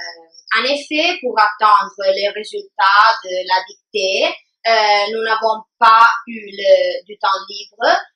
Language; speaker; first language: French; non-native, learner; Italian